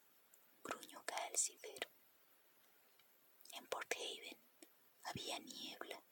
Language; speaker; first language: Spanish; native; Spanish